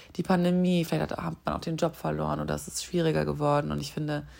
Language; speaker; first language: German; native; German